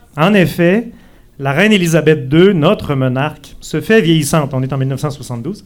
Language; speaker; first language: French; native; French